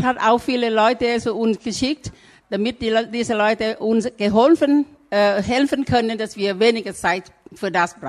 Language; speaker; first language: German; non-native, fluent; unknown